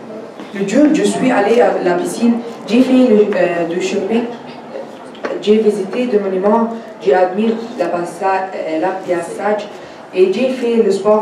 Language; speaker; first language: French; non-native, learner; Arabic